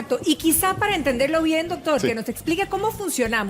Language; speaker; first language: Spanish; native; Spanish